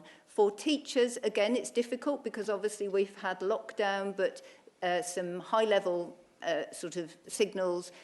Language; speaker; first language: English; native; English